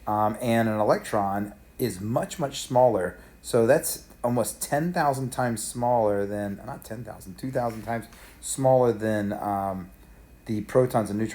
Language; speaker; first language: English; native; English